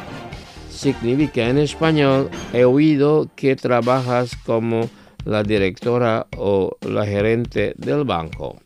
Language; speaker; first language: Spanish; non-native, fluent; Indonesian